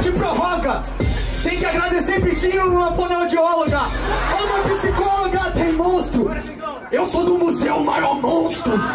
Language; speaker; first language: Portuguese; native; Portuguese